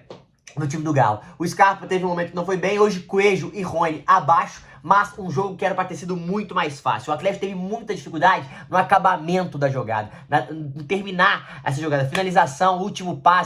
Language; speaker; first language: Portuguese; native; Portuguese